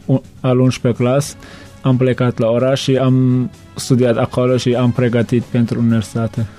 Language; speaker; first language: Romanian; non-native, learner; Turkmen